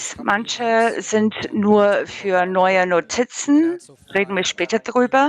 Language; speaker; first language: German; non-native, learner; English